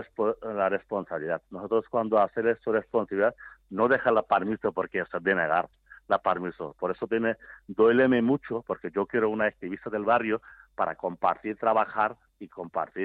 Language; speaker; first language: Spanish; non-native, learner; Bangla